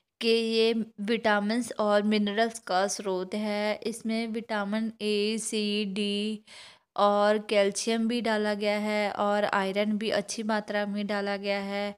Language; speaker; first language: Hindi; non-native, local second language; Punjabi